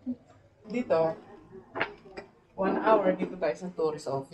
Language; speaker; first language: Filipino; non-native, local second language; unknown